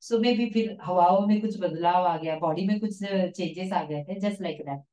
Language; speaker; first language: Hindi; non-native, local second language; Marathi